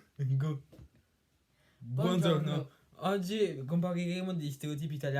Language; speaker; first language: Italian; non-native, learner; French